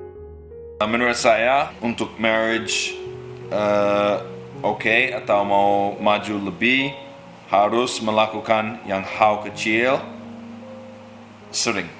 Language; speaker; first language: Indonesian; non-native, learner; English